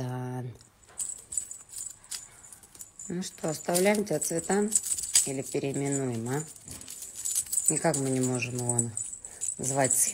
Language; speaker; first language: Russian; native; Russian